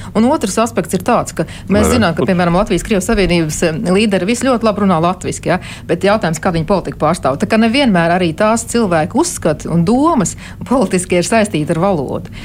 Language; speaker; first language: Latvian; native; Latvian